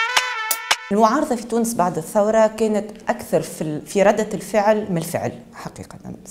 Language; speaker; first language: Arabic; native; Arabic